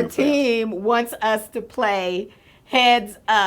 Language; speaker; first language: English; native; English